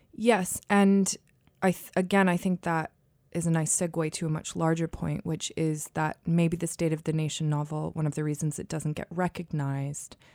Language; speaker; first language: English; native; English